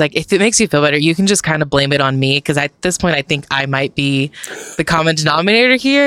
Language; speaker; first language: English; native; English